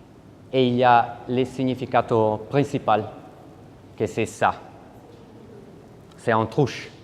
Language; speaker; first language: French; non-native, learner; Italian